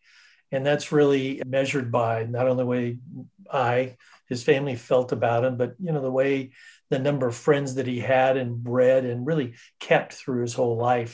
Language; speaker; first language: English; native; English